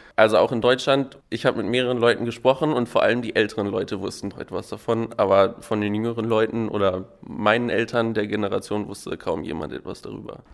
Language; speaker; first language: German; native; German